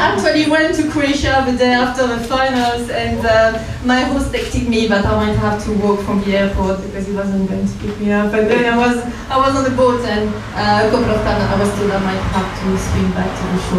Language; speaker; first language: English; non-native, fluent; French